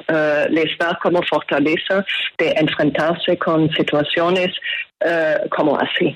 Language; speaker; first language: Spanish; non-native, fluent; German